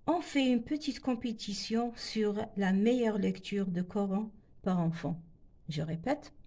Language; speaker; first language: French; non-native, local second language; Arabic